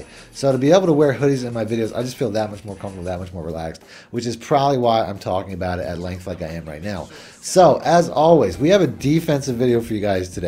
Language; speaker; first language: English; native; English